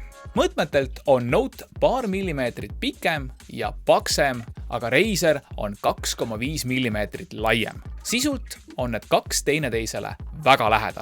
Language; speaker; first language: Estonian; native; Estonian